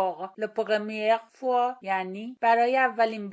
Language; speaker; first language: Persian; native; Persian